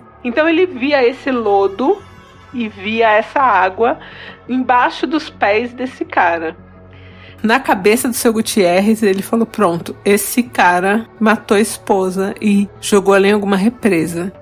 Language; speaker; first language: Portuguese; native; Portuguese